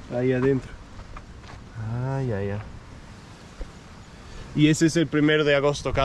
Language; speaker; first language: Spanish; non-native, fluent; Danish